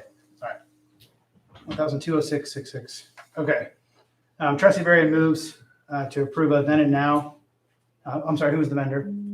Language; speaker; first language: English; native; English